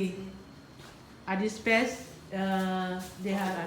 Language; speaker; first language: Spanish; non-native, learner; Filipino